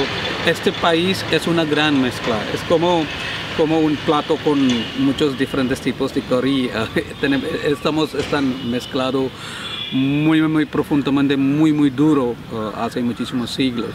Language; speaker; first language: Spanish; non-native, learner; Malayalam